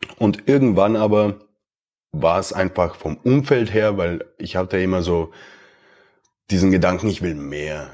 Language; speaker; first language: German; early bilingual, other home language; Romanian